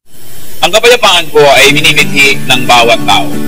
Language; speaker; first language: Filipino; native; Filipino